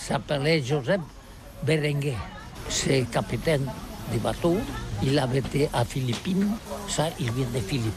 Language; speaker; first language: French; non-native, learner; Catalan